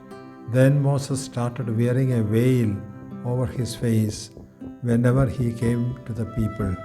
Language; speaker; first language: English; non-native, local second language; Malayalam